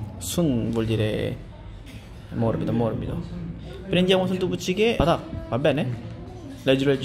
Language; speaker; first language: Italian; non-native, fluent; Korean